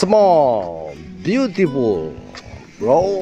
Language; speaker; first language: English; non-native, learner; Indonesian